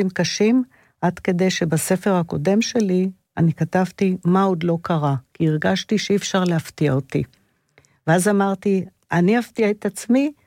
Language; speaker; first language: Hebrew; native; Hebrew